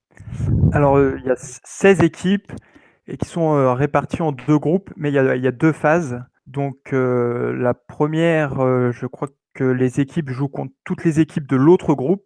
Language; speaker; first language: French; native; French